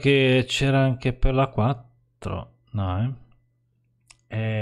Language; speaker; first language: Italian; native; Italian